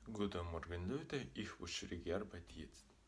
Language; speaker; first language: German; non-native, learner; Russian